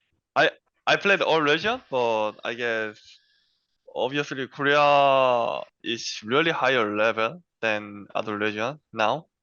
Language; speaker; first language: English; non-native, learner; Korean